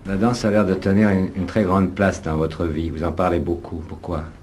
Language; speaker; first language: French; native; French